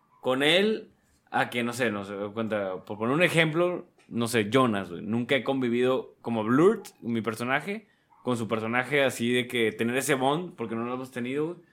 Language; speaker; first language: Spanish; native; Spanish